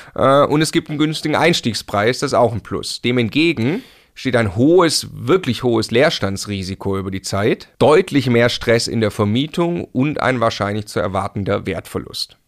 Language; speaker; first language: German; native; German